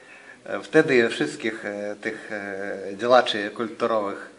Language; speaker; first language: Polish; non-native, fluent; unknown